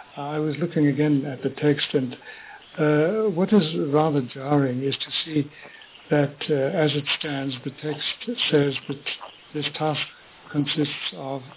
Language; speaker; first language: English; non-native, fluent; French